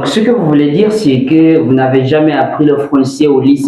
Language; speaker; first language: French; non-native, fluent; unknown